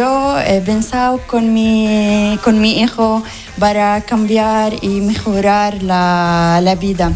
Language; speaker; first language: Spanish; non-native, learner; Arabic